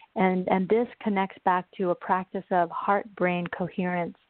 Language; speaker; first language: English; native; English